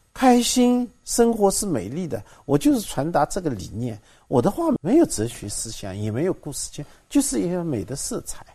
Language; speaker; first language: Chinese; native; Chinese